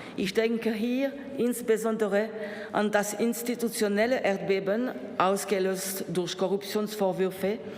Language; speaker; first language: German; non-native, local second language; French